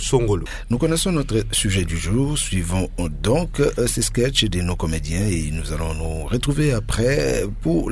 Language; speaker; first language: French; non-native, local second language; Lingala